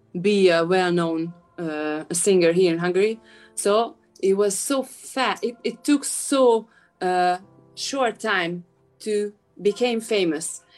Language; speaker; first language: English; non-native, fluent; Hungarian